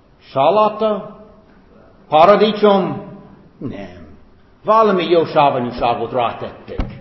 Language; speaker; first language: Hungarian; non-native, fluent; English